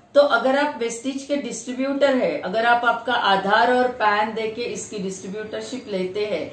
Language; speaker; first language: Hindi; non-native, local second language; Marathi